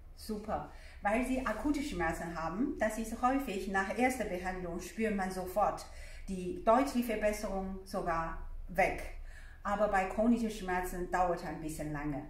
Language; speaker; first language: German; non-native, fluent; Chinese